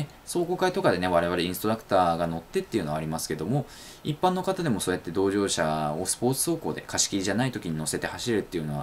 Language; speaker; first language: Japanese; native; Japanese